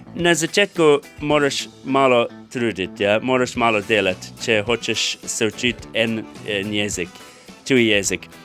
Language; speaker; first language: Slovenian; non-native, fluent; English